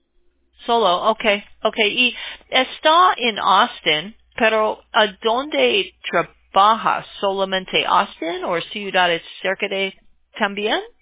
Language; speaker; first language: Spanish; non-native, learner; English